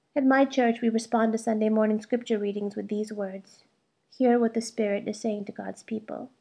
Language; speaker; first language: English; early bilingual, other home language; Malayalam